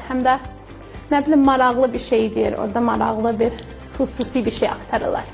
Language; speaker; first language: Azerbaijani; non-native, fluent; English